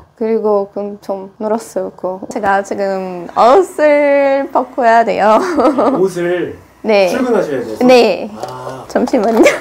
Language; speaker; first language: Korean; non-native, fluent; Russian